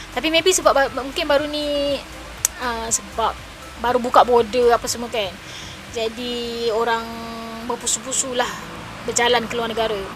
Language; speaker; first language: Malay; native; Malay